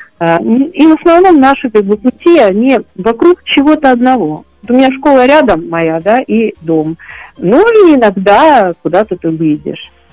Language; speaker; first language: Russian; native; Russian